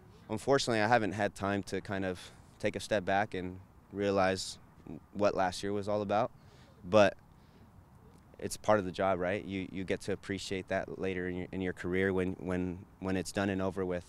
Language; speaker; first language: English; early bilingual, other home language; Spanish